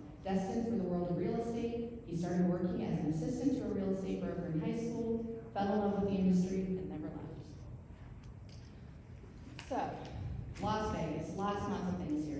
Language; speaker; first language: English; native; English